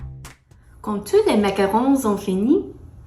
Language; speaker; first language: French; non-native, learner; English